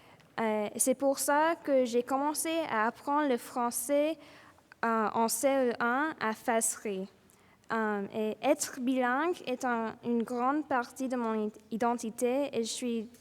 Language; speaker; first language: French; early bilingual, heritage; English